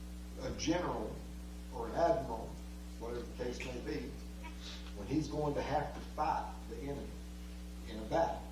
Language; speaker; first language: English; native; English